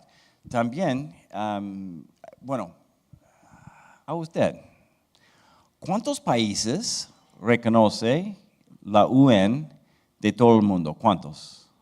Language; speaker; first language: Spanish; non-native, fluent; English